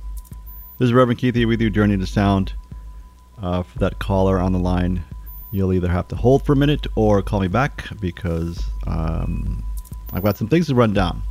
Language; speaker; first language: English; native; English